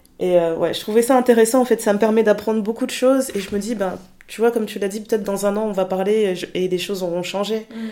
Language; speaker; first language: French; early bilingual, other home language; Lingala